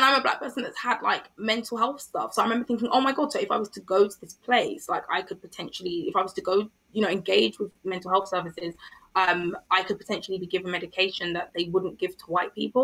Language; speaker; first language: English; native; English